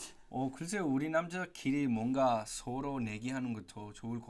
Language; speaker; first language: Korean; non-native, fluent; Spanish